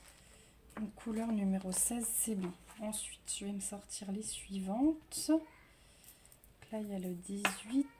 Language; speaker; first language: French; native; French